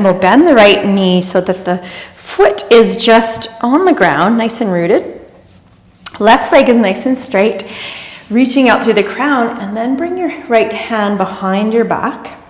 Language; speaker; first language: English; native; English